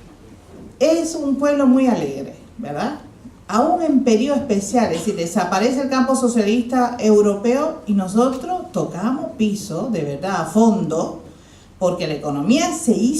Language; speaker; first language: Spanish; native; Spanish